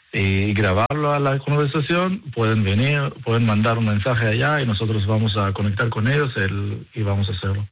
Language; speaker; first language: Spanish; non-native, learner; Hebrew